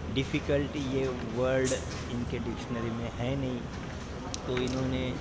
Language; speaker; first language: Hindi; non-native, local second language; Marathi